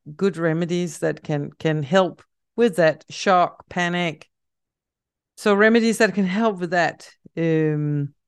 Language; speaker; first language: English; non-native, fluent; Danish